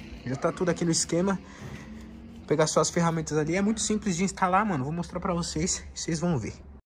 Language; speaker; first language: Portuguese; native; Portuguese